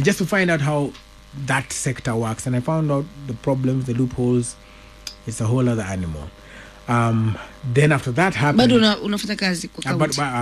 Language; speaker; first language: English; non-native, local second language; Luo (Kenya and Tanzania)